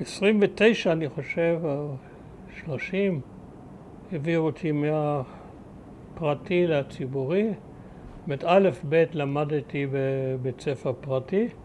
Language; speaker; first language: Hebrew; early bilingual, other home language; German